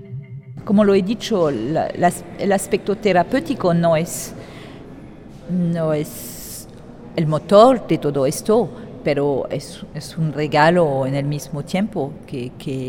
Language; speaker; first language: Spanish; non-native, fluent; French